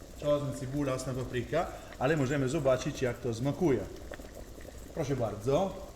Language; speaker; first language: Polish; non-native, learner; Italian